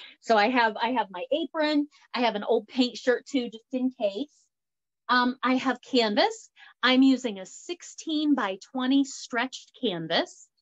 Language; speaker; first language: English; native; English